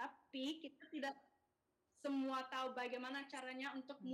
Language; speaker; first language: Indonesian; non-native, local second language; English